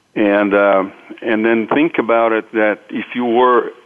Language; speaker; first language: English; non-native, fluent; Portuguese